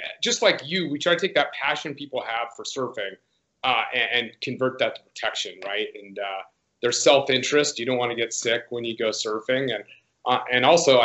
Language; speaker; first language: English; native; English